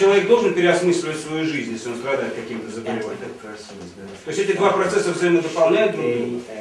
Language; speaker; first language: Russian; native; Russian